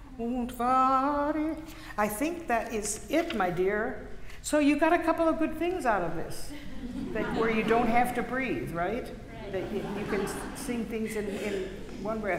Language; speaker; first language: English; native; English